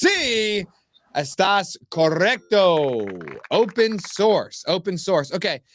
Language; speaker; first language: Spanish; non-native, learner; English